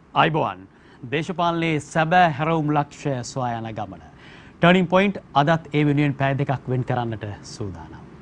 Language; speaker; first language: Sinhala; native; Sinhala